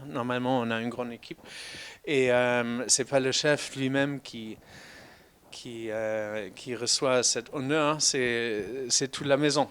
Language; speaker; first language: French; non-native, fluent; German